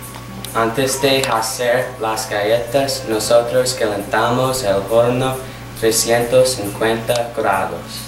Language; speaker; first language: Spanish; non-native, learner; English